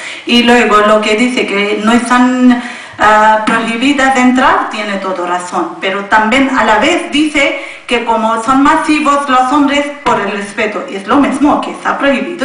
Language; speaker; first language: Spanish; non-native, learner; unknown